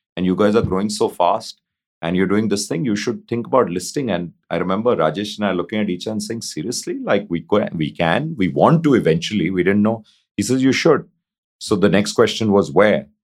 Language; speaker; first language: English; non-native, local second language; Hindi